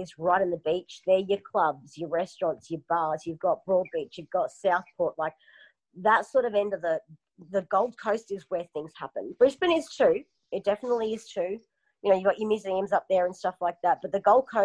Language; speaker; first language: English; native; English